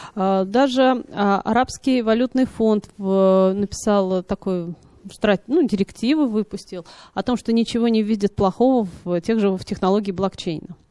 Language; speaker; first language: Russian; native; Russian